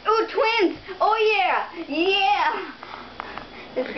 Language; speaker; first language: English; native; English